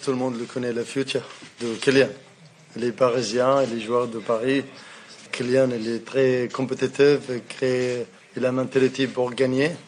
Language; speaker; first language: French; non-native, fluent; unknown